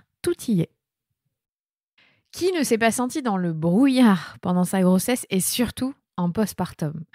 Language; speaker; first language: French; native; French